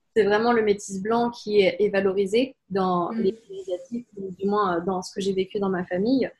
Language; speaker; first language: French; native; French